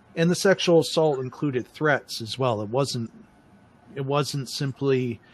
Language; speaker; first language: English; native; English